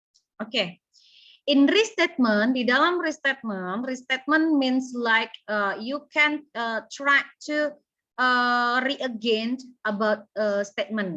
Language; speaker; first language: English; non-native, learner; Indonesian